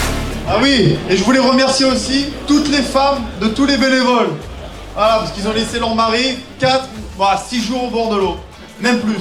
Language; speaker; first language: French; native; French